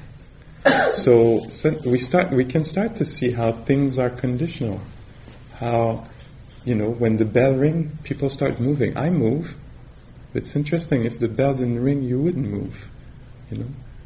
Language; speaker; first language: English; non-native, fluent; French